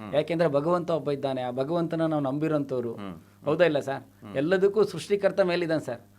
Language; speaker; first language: Kannada; non-native, local second language; Telugu